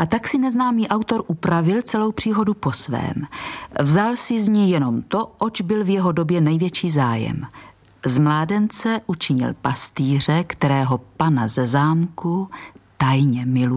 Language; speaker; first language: Czech; native; Czech